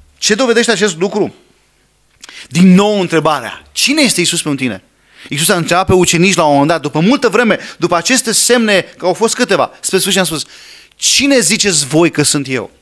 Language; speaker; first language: Romanian; non-native, fluent; English